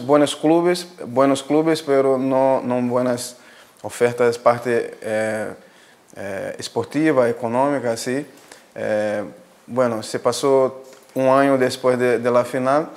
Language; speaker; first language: Spanish; non-native, fluent; Portuguese